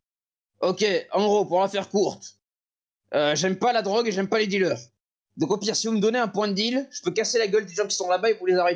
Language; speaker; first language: French; native; French